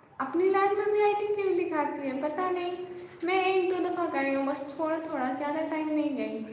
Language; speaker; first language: Urdu; non-native, local second language; Saraiki